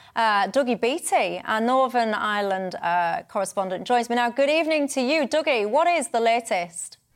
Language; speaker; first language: English; native; English